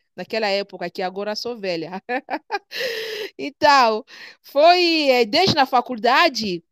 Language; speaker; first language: Portuguese; non-native, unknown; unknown